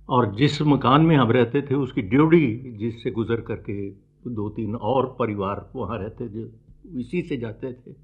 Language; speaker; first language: Hindi; native; Hindi